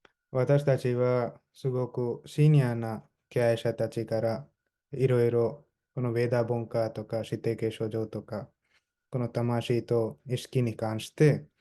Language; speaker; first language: Japanese; non-native, fluent; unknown